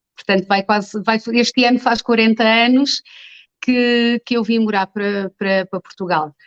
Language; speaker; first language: Portuguese; native; Portuguese